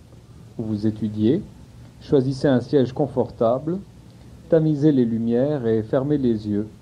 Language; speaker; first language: French; native; French